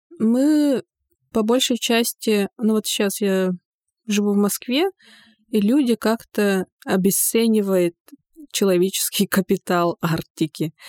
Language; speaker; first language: Russian; non-native, local second language; Yakut